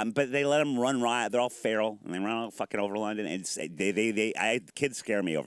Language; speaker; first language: English; native; English